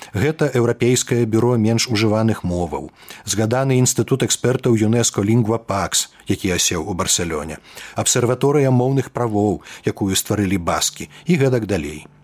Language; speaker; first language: Belarusian; native; Belarusian